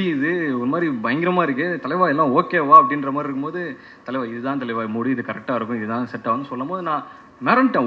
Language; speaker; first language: Tamil; native; Tamil